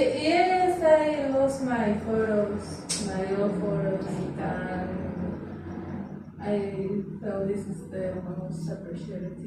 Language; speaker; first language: English; non-native, learner; Spanish